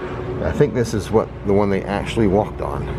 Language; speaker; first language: English; native; English